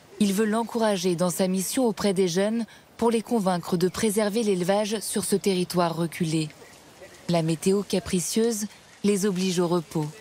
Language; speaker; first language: French; native; French